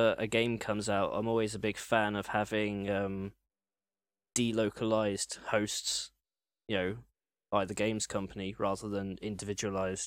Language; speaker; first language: English; native; English